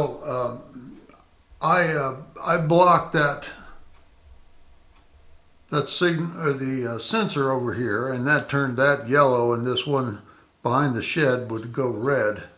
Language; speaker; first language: English; native; English